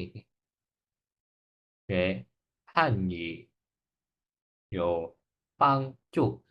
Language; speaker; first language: Chinese; non-native, learner; Indonesian